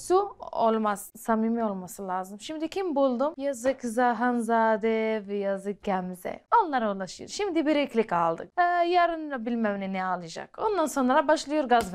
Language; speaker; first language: Turkish; non-native, learner; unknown